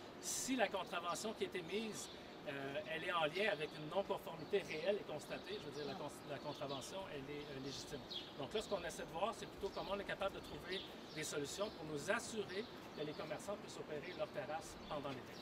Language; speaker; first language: French; native; French